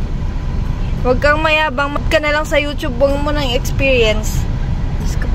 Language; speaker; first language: Filipino; native; Filipino